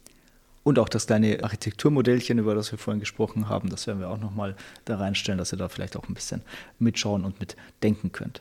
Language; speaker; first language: German; native; German